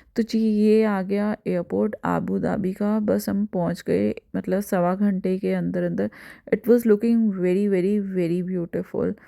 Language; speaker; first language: Hindi; native; Hindi